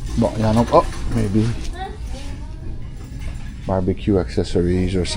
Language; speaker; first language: French; native; French